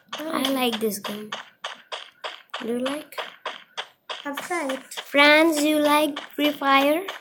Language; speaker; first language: English; non-native, learner; Hindi